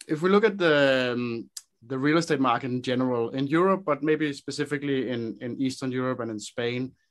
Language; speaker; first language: English; non-native, fluent; Danish